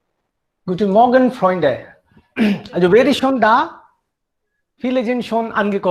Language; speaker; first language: German; non-native, fluent; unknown